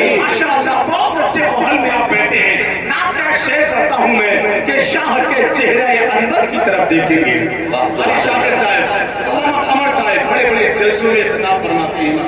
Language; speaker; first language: Urdu; native; Urdu